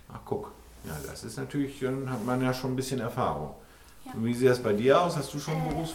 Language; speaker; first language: German; native; German